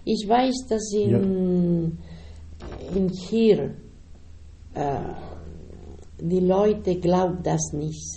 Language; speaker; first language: German; non-native, learner; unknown